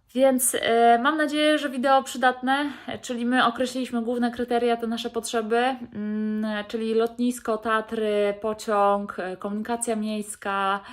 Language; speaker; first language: Polish; native; Polish